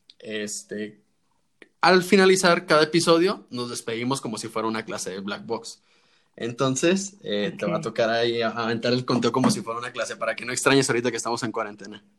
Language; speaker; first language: Spanish; native; Spanish